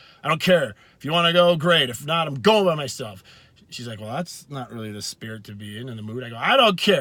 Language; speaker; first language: English; native; English